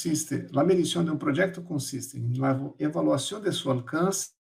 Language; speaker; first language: Spanish; non-native, fluent; Portuguese